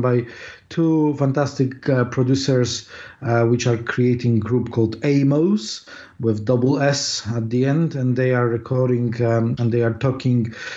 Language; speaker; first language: English; non-native, fluent; Polish